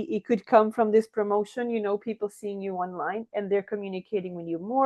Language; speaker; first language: English; non-native, fluent; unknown